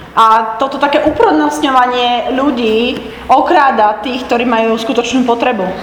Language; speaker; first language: Slovak; native; Slovak